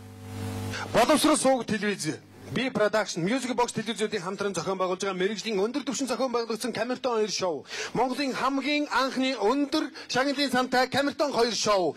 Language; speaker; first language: Mongolian; native; Mongolian